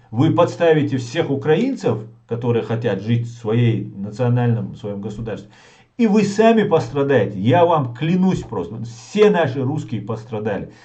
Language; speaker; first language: Russian; non-native, local second language; Chechen